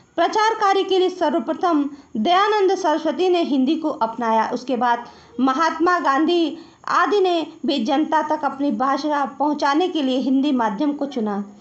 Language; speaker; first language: Hindi; native; Hindi